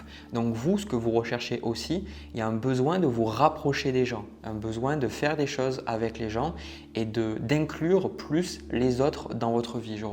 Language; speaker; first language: French; native; French